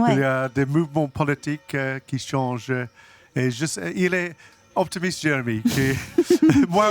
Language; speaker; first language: French; non-native, learner; English